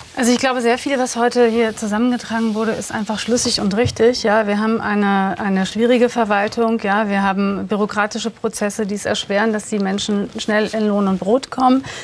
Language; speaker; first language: German; early bilingual, other home language; Turkish